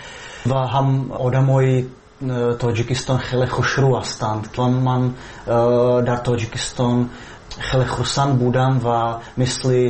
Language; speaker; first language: Persian; non-native, fluent; Czech